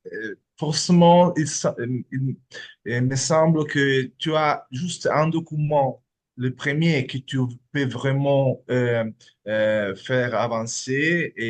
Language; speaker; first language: French; non-native, fluent; Italian